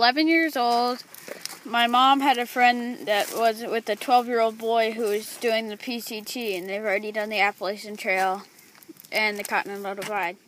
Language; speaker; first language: English; native; English